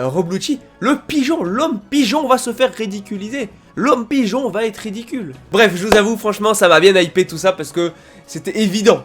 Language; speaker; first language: French; native; French